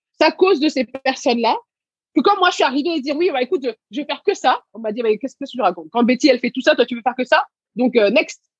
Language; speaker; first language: French; early bilingual, other home language; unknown